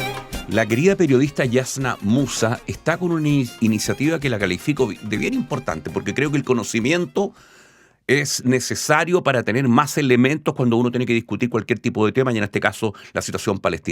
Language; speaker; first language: Spanish; native; Spanish